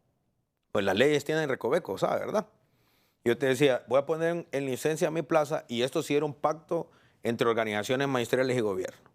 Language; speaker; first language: Spanish; native; Spanish